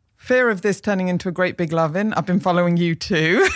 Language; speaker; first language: English; native; English